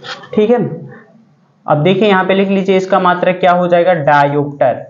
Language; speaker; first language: Hindi; native; Hindi